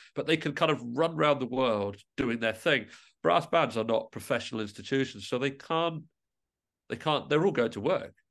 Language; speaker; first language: English; native; English